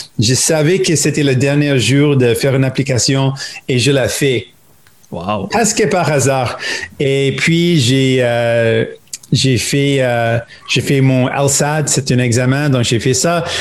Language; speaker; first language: French; non-native, local second language; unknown